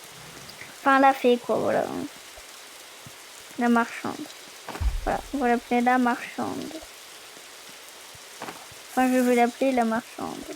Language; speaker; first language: French; native; French